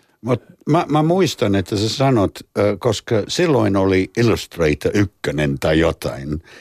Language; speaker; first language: Finnish; non-native, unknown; English